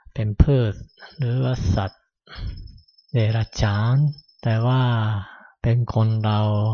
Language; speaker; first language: Thai; non-native, fluent; Japanese